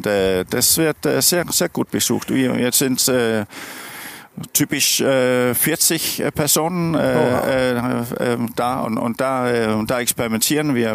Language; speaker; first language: German; non-native, learner; Danish